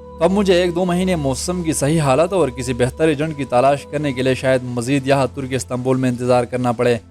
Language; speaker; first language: Urdu; non-native, local second language; Pashto